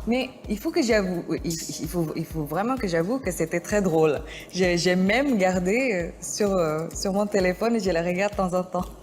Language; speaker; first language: French; non-native, fluent; Indonesian